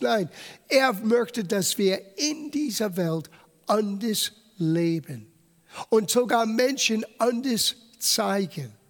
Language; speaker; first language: German; non-native, fluent; English